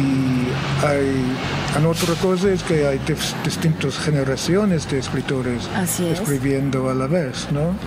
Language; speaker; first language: Spanish; non-native, fluent; English